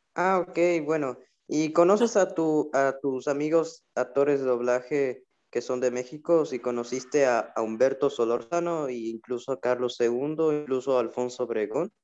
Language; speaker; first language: Spanish; native; Spanish